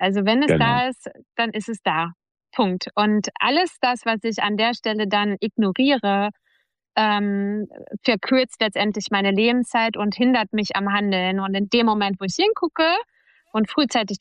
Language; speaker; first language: German; native; German